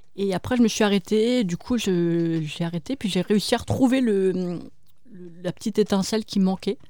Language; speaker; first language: French; native; French